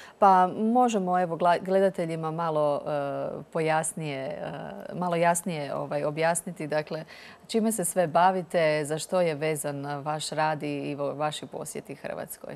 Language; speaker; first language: Croatian; native; Croatian